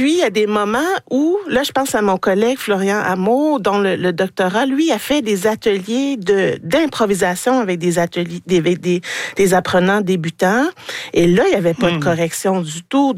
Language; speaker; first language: French; native; French